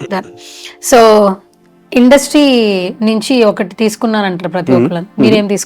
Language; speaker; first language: Telugu; native; Telugu